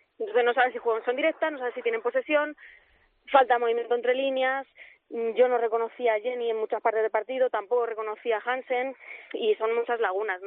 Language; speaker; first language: Spanish; native; Spanish